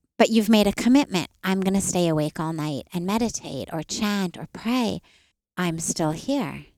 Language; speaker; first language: English; native; English